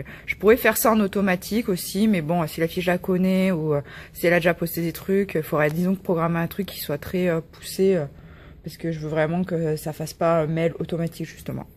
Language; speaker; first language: French; native; French